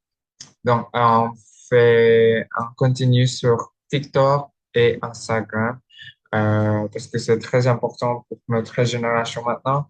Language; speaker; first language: French; non-native, learner; Indonesian